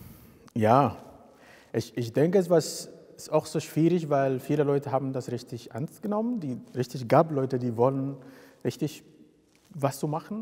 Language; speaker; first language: German; non-native, fluent; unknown